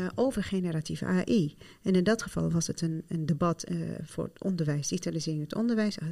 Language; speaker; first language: Dutch; non-native, fluent; Arabic